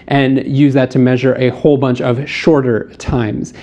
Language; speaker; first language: English; native; English